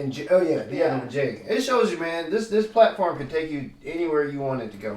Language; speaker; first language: English; native; English